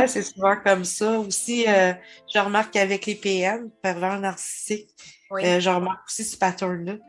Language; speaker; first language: French; native; French